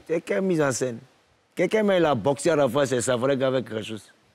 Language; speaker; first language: French; non-native, local second language; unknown